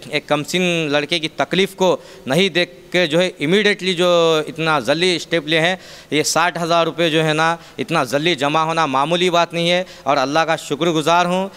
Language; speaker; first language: Hindi; non-native, local second language; Urdu